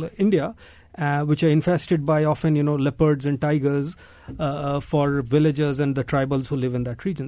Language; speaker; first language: English; non-native, local second language; Hindi